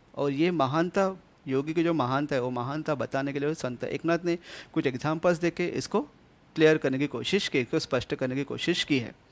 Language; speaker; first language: Hindi; non-native, local second language; Marathi